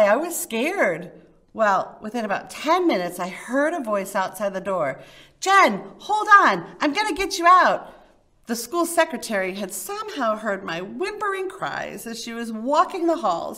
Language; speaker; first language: English; native; English